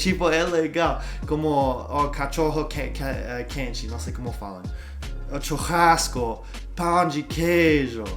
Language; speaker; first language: Portuguese; non-native, learner; English